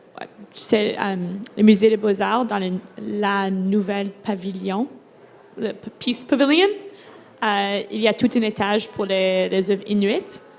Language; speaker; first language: French; non-native, local second language; English